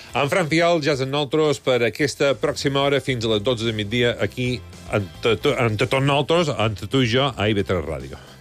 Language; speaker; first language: Catalan; native; Catalan